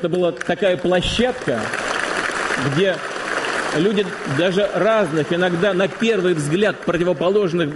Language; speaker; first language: Russian; native; Russian